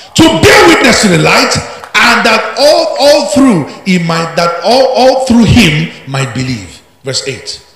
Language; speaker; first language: English; non-native, local second language; Yoruba